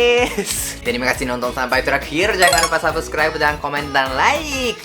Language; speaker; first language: Indonesian; non-native, learner; Japanese